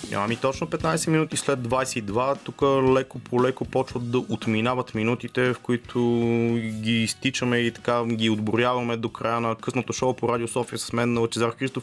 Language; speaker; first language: Bulgarian; native; Bulgarian